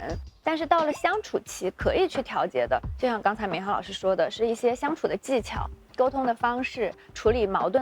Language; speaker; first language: Chinese; native; Chinese